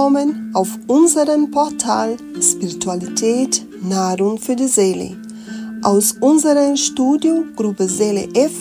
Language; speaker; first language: German; non-native, fluent; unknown